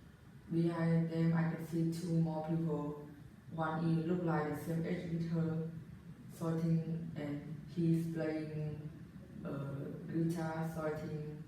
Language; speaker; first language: English; non-native, learner; Vietnamese